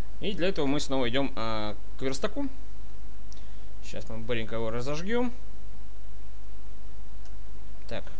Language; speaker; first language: Russian; native; Russian